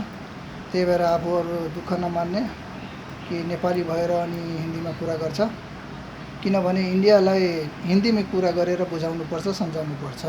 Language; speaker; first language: Nepali; non-native, local second language; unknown